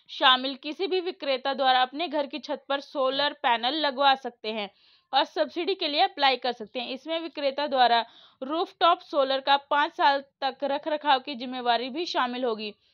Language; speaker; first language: Hindi; native; Hindi